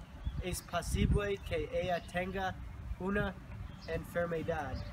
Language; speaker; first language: Spanish; non-native, learner; English